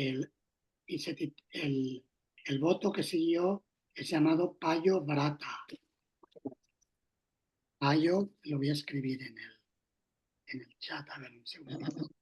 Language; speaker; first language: Spanish; native; Spanish